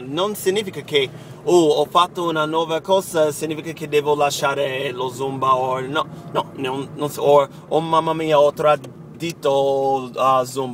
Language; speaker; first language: Italian; non-native, fluent; English